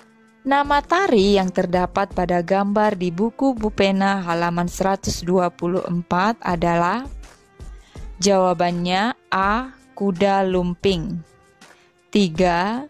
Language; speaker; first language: Indonesian; native; Indonesian